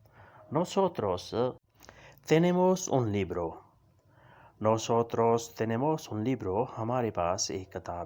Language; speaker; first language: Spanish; non-native, learner; Urdu